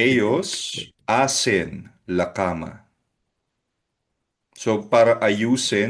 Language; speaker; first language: Spanish; non-native, fluent; Filipino